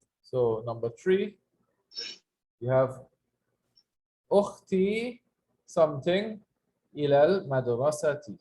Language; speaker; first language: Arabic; non-native, fluent; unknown